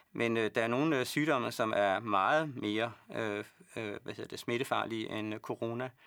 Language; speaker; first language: Danish; native; Danish